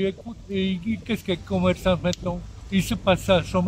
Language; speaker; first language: French; non-native, learner; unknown